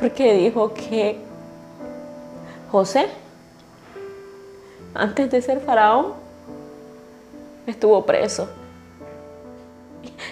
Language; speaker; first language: Spanish; native; Spanish